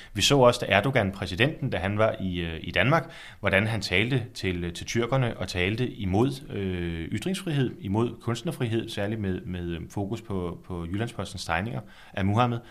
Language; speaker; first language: Danish; native; Danish